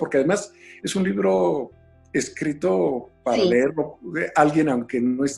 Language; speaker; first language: Spanish; native; Spanish